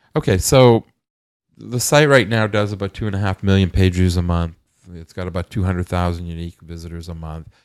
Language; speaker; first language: English; native; English